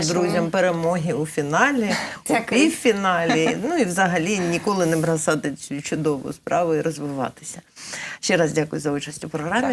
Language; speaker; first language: Ukrainian; native; Ukrainian